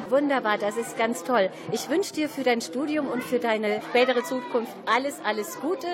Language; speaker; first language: German; native; German